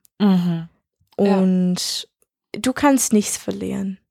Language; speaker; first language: German; non-native, learner; English